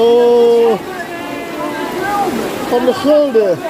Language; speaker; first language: Dutch; non-native, learner; Indonesian